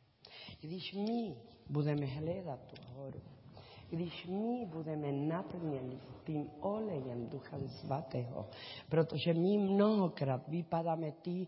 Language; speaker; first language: Czech; non-native, learner; Spanish